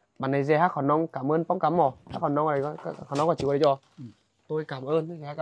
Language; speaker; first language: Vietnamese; non-native, local second language; Hmong